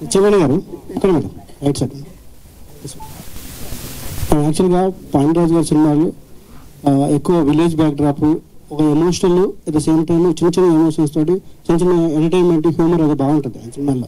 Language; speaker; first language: Telugu; native; Telugu